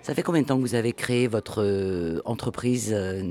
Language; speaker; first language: French; native; French